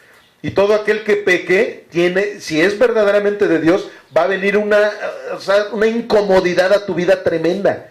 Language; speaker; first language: Spanish; native; Spanish